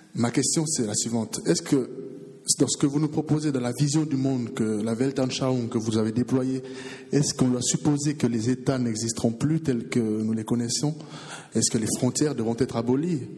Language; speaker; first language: French; early bilingual, other home language; Portuguese